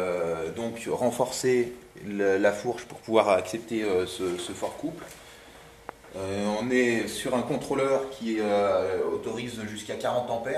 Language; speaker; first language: French; native; French